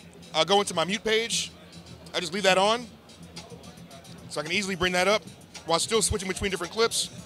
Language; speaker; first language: English; native; English